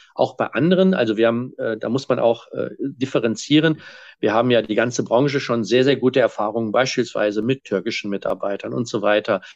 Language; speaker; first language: German; native; German